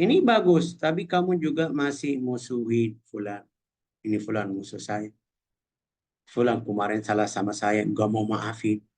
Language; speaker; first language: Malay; non-native, fluent; Arabic